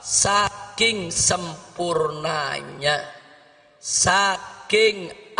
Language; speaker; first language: Indonesian; native; Indonesian